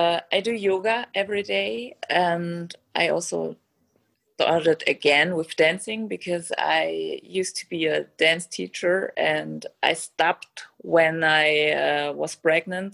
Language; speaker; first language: English; non-native, fluent; German